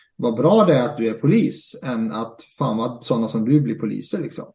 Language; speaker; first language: Swedish; early bilingual, other home language; Arabic